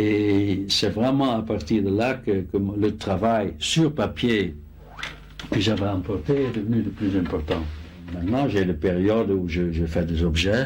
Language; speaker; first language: French; non-native, fluent; Dutch